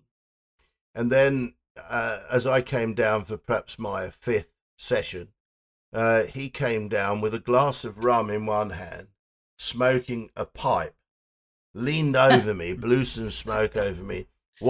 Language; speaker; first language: English; native; English